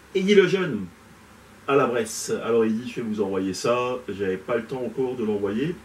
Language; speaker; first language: French; native; French